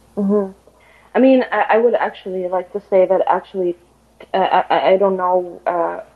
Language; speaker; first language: English; non-native, fluent; Arabic